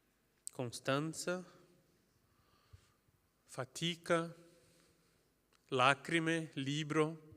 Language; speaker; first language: Italian; non-native, fluent; Portuguese